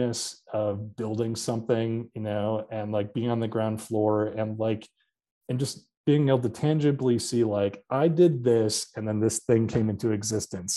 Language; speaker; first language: English; native; English